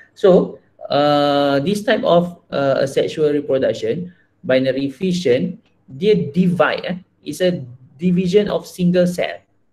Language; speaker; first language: English; non-native, local second language; Malay